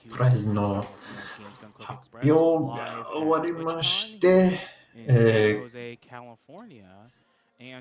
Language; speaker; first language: Japanese; non-native, learner; English